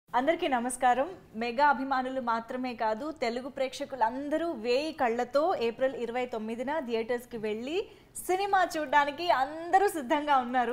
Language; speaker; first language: Telugu; native; Telugu